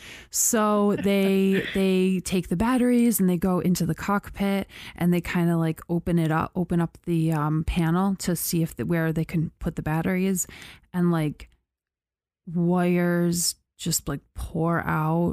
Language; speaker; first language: English; native; English